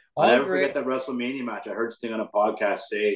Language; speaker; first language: English; native; English